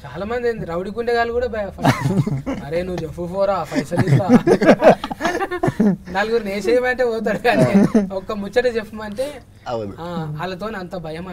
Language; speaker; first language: Telugu; native; Telugu